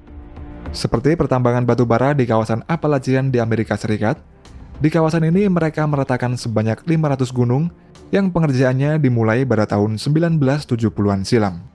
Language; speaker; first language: Indonesian; native; Indonesian